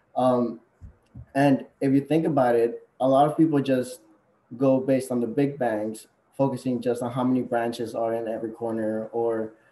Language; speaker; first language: English; non-native, fluent; Spanish